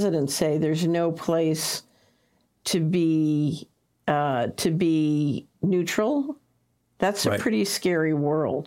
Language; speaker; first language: English; native; English